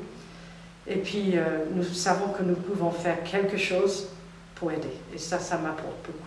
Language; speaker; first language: French; non-native, fluent; English